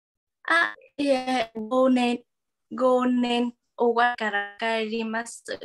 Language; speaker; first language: Japanese; non-native, learner; Vietnamese